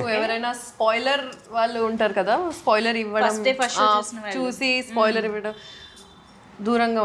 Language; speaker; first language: Telugu; non-native, local second language; Urdu